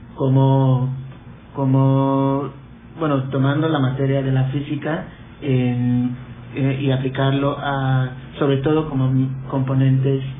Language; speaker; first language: Spanish; non-native, fluent; English